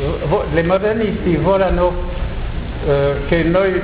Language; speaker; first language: Italian; non-native, learner; French